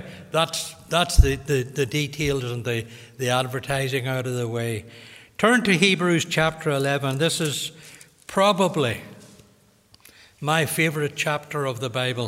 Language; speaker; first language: English; native; English